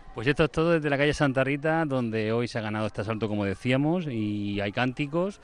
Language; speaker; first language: Spanish; native; Spanish